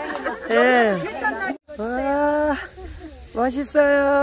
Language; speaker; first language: Korean; native; Korean